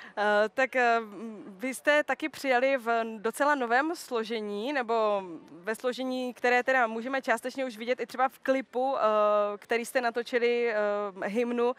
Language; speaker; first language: Czech; native; Czech